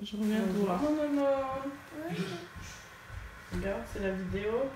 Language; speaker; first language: French; native; French